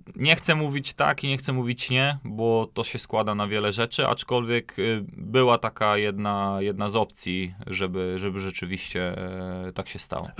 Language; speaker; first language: Polish; native; Polish